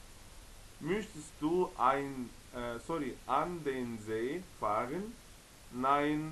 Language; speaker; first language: German; non-native, fluent; Arabic